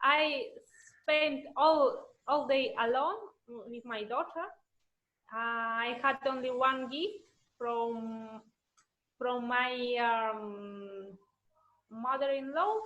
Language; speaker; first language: English; non-native, learner; Russian